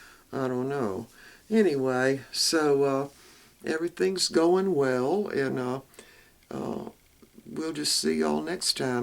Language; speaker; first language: English; native; English